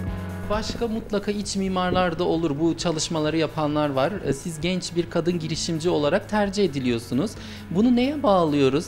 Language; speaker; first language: Turkish; native; Turkish